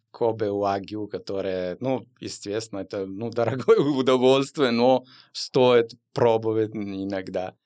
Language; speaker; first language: Russian; non-native, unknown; Italian